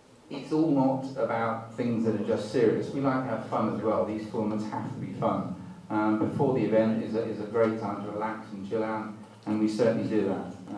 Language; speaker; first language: English; native; English